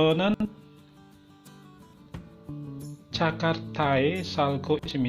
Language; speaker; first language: Korean; non-native, fluent; Indonesian